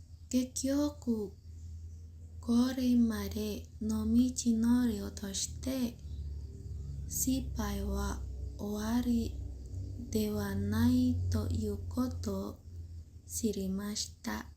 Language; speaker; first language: Japanese; non-native, learner; Indonesian